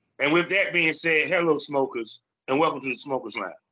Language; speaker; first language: English; native; English